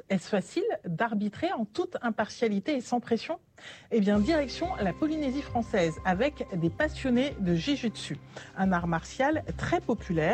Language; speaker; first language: French; native; French